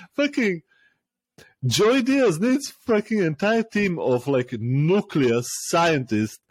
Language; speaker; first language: English; non-native, fluent; Serbian